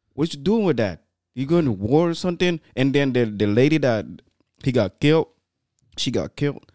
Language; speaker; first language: English; non-native, fluent; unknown